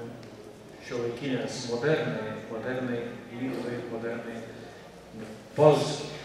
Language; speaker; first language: Polish; non-native, fluent; Lithuanian